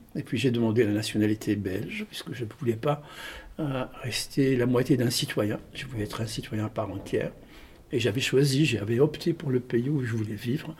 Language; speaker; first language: French; non-native, local second language; Arabic